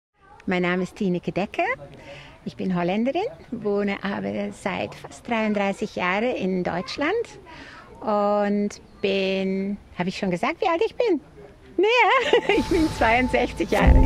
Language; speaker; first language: German; non-native, fluent; Dutch